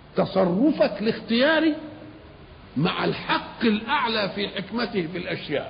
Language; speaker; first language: Arabic; native; Arabic